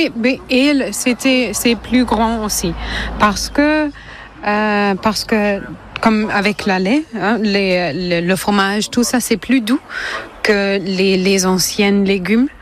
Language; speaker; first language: French; non-native, fluent; German